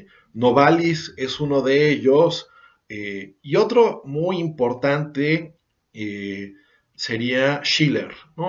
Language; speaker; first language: Spanish; native; Spanish